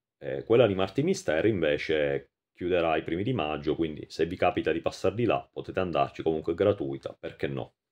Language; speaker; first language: Italian; native; Italian